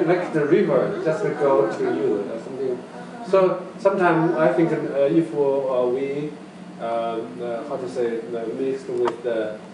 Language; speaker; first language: English; non-native, learner; Chinese